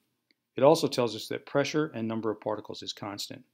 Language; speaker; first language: English; native; English